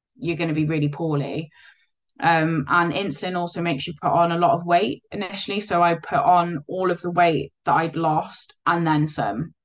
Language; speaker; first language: English; native; English